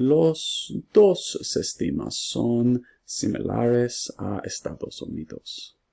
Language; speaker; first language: Spanish; non-native, learner; English